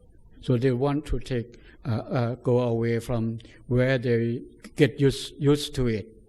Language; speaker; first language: English; non-native, fluent; Thai